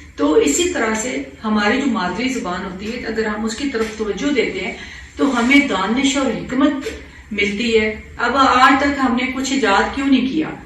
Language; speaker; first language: Urdu; non-native, local second language; Punjabi